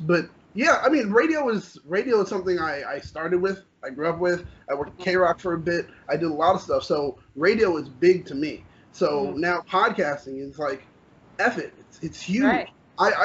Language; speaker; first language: English; native; English